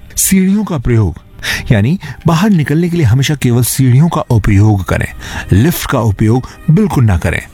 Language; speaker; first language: Hindi; native; Hindi